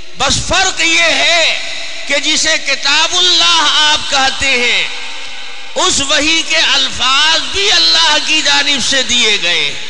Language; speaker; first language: Urdu; native; Urdu